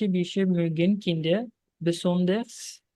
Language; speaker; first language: German; non-native, fluent; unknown